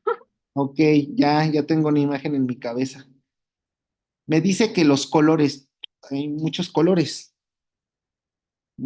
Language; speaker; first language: Spanish; native; Spanish